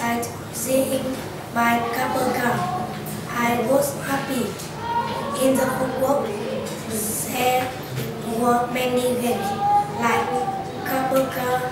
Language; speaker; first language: English; non-native, learner; Vietnamese